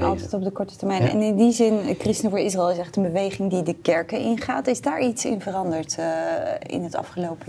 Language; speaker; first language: Dutch; native; Dutch